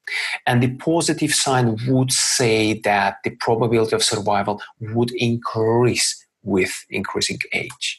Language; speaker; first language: English; non-native, fluent; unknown